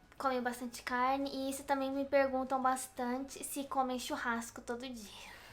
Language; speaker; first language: Portuguese; native; Portuguese